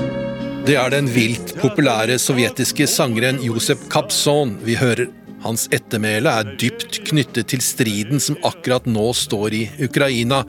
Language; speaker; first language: Norwegian; native; Norwegian